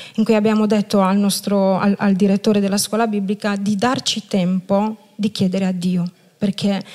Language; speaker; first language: Italian; non-native, fluent; Romanian